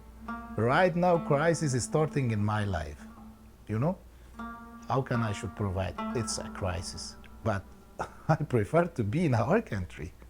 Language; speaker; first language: English; non-native, learner; Persian